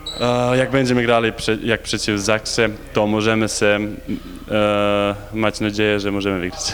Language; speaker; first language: Polish; non-native, learner; Serbian